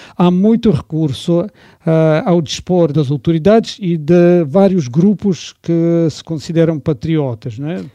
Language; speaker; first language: Portuguese; non-native, fluent; Russian